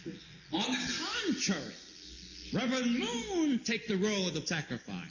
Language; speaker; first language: English; non-native, fluent; Korean